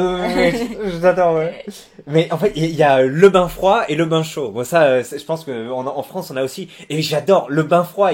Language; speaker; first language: French; native; French